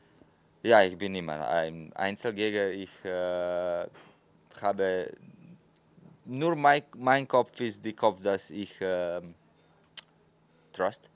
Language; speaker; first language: German; non-native, fluent; Slovenian